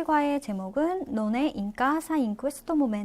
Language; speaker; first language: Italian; non-native, fluent; Korean